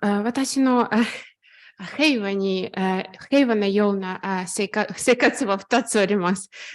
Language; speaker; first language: Japanese; non-native, fluent; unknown